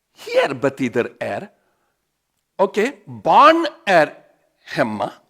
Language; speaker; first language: Swedish; non-native, learner; Urdu